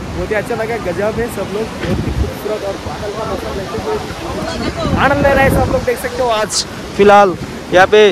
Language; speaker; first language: Hindi; non-native, local second language; Assamese